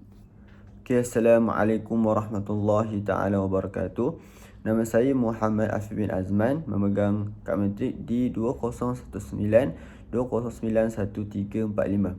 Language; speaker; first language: Malay; native; Malay